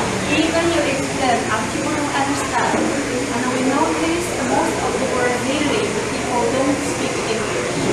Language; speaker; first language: English; non-native, learner; Chinese